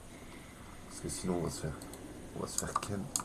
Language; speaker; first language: French; native; French